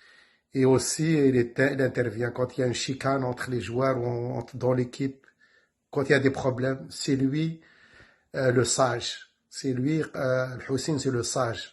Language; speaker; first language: French; non-native, local second language; Kabyle